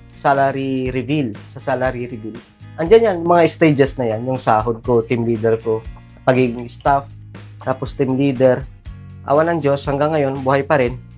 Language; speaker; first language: Filipino; non-native, local second language; Iloko